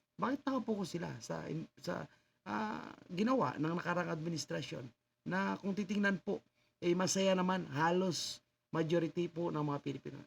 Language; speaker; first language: Filipino; native; Filipino